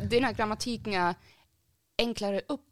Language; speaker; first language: Swedish; non-native, fluent; German